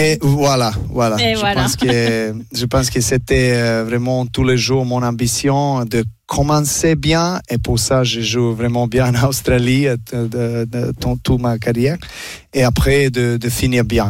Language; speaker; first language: French; non-native, learner; Serbian